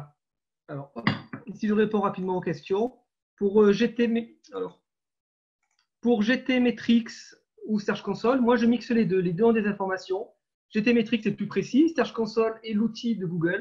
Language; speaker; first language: French; native; French